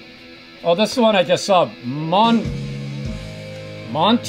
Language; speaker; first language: English; native; English